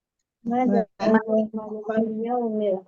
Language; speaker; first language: Arabic; non-native, learner; Indonesian